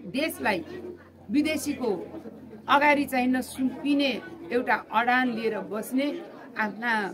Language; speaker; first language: Nepali; non-native, local second language; Maithili